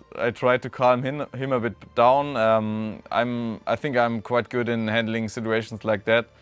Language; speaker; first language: English; non-native, fluent; German